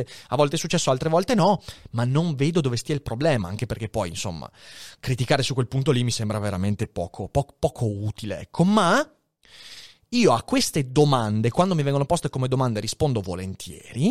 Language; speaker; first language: Italian; native; Italian